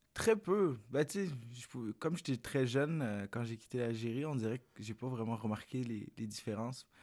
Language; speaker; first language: French; early bilingual, other home language; Arabic